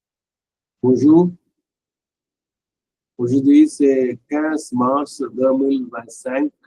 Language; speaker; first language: French; non-native, fluent; Tamil